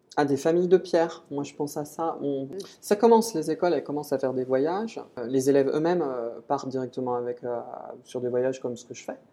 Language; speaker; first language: French; native; French